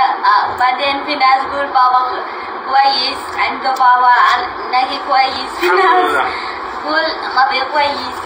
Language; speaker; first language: Arabic; non-native, learner; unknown